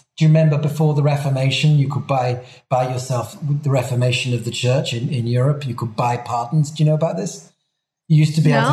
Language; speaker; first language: English; native; English